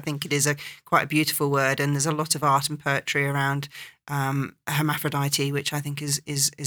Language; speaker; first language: English; native; English